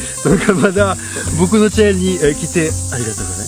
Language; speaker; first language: Japanese; non-native, learner; French